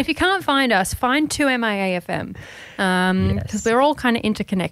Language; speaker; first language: English; native; English